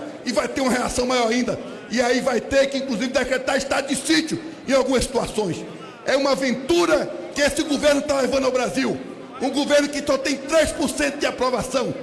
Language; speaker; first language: Portuguese; native; Portuguese